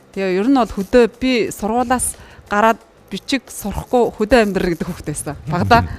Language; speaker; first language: Mongolian; native; Mongolian